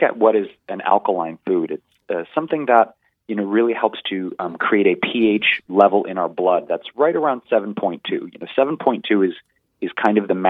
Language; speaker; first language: English; native; English